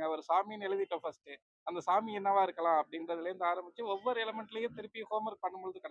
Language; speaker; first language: Tamil; native; Tamil